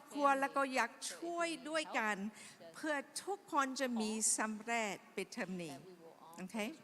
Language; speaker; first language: Thai; non-native, fluent; English